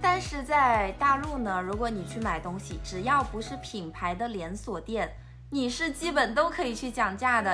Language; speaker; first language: Chinese; native; Chinese